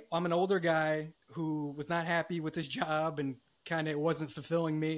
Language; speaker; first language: English; native; English